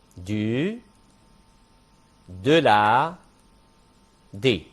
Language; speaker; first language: French; non-native, fluent; Arabic